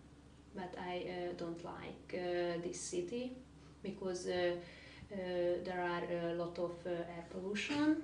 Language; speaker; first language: English; non-native, learner; Hungarian